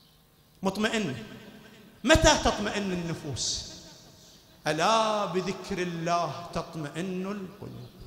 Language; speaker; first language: Arabic; native; Arabic